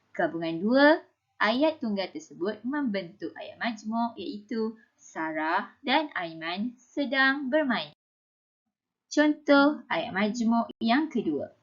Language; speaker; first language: Malay; native; Malay